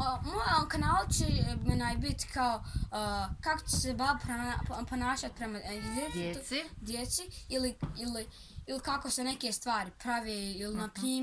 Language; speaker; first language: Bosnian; early bilingual, heritage; Bosnian